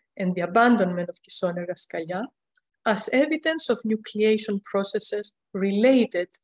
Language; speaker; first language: English; non-native, fluent; Greek